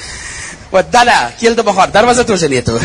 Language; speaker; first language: Russian; non-native, learner; Uzbek